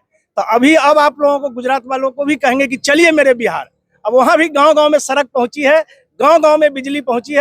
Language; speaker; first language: Hindi; native; Hindi